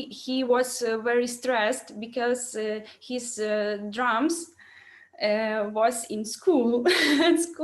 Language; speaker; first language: English; non-native, learner; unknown